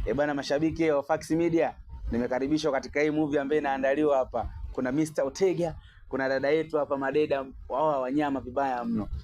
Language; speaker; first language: Swahili; native; Swahili